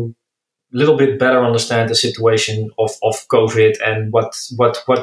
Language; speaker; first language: English; non-native, fluent; Dutch